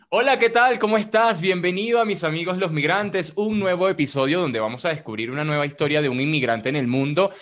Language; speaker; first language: Spanish; native; Spanish